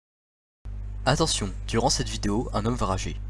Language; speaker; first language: French; native; French